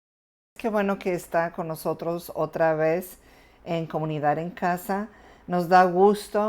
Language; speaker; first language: Spanish; non-native, fluent; English